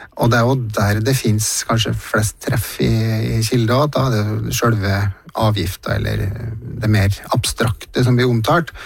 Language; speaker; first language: Norwegian; native; Norwegian